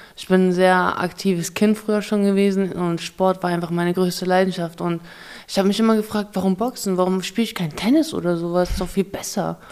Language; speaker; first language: German; early bilingual, other home language; Russian